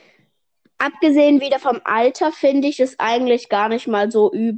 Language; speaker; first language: German; native; German